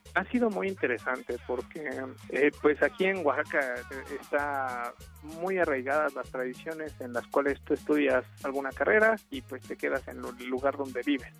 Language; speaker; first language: Spanish; native; Spanish